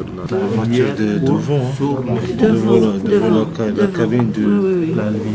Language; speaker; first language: French; non-native, learner; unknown